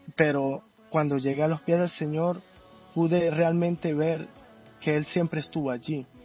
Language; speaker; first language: Spanish; native; Spanish